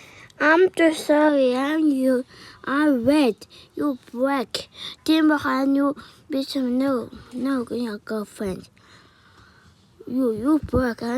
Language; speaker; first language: English; non-native, learner; Mongolian